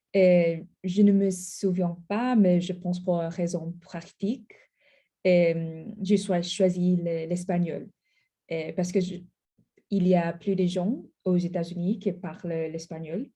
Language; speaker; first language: French; non-native, learner; English